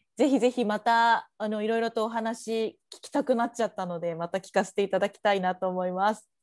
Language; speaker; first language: Japanese; native; Japanese